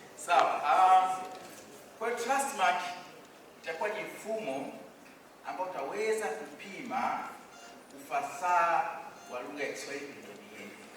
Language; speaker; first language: Swahili; native; Swahili